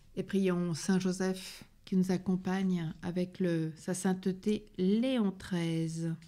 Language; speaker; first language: French; native; French